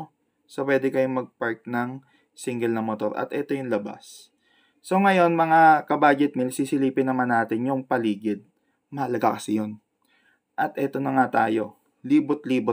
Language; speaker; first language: Filipino; native; Filipino